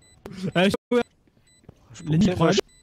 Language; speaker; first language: French; native; French